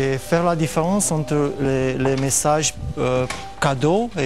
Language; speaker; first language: French; non-native, fluent; Romanian